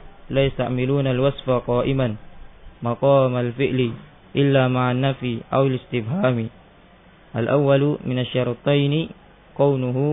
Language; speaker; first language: Arabic; non-native, fluent; Indonesian